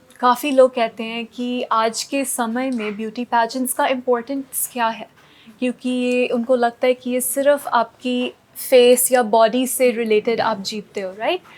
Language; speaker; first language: Hindi; non-native, local second language; Punjabi